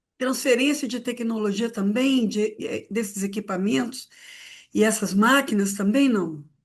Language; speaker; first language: Portuguese; native; Portuguese